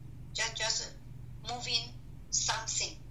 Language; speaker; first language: English; non-native, learner; Chinese